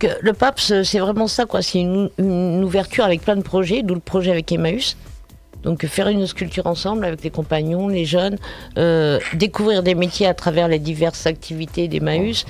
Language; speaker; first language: French; native; French